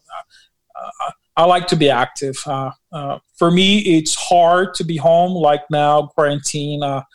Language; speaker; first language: English; non-native, fluent; Portuguese